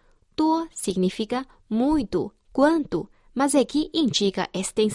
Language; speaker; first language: Portuguese; non-native, fluent; Chinese